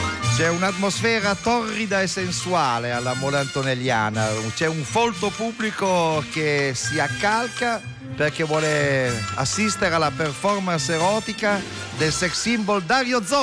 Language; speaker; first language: Italian; native; Italian